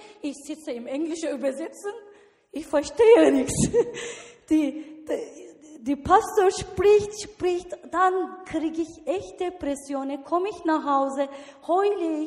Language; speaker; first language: German; non-native, learner; Turkish